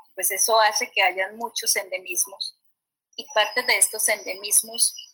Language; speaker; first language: Spanish; native; Spanish